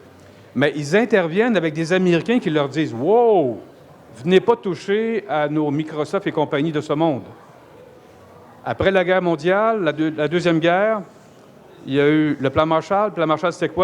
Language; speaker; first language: French; native; French